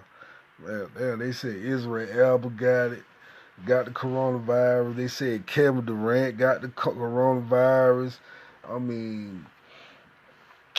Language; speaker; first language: English; native; English